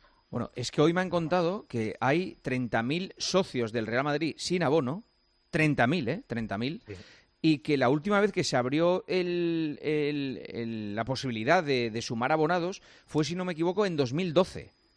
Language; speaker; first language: Spanish; native; Spanish